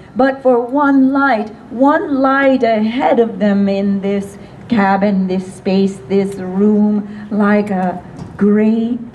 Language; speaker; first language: English; native; English